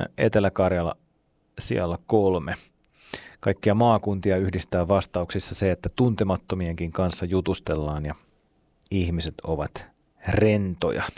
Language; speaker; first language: Finnish; native; Finnish